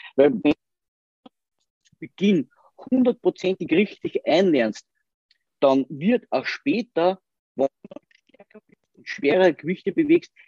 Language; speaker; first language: German; native; German